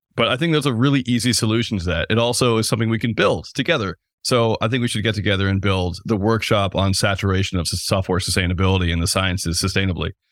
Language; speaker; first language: English; native; English